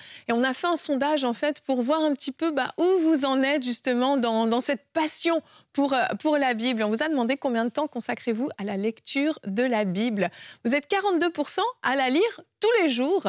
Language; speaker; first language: French; native; French